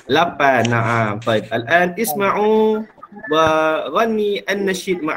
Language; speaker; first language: Arabic; non-native, fluent; Malay